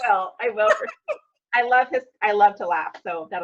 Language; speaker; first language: English; native; English